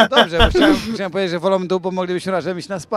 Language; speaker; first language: Polish; native; Polish